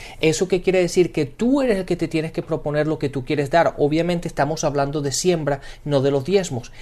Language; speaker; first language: Spanish; early bilingual, heritage; Spanish